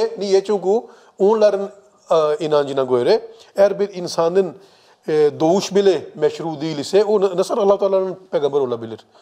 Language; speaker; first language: Turkish; non-native, fluent; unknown